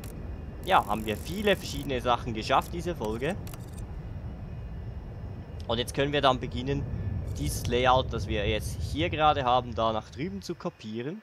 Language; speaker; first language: German; native; German